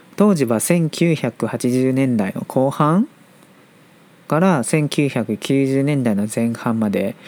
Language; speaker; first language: Japanese; non-native, fluent; Chinese